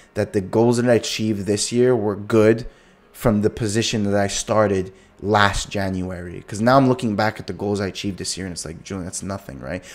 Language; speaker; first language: English; native; English